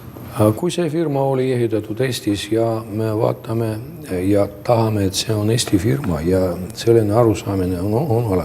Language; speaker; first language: Estonian; non-native, local second language; Russian